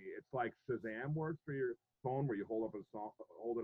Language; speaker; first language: English; native; English